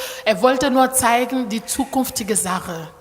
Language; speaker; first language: German; non-native, learner; Lingala